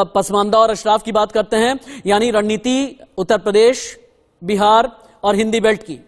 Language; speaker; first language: Hindi; native; Hindi